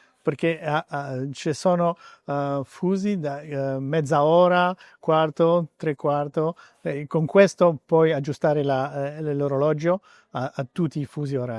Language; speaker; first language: Italian; non-native, learner; French